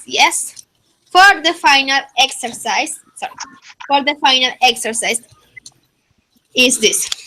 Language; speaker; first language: English; non-native, fluent; Spanish